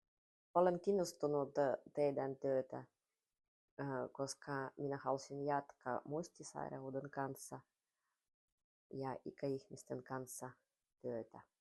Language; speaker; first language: Finnish; non-native, learner; Russian